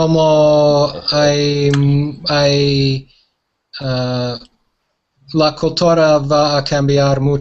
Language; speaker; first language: Spanish; non-native, learner; English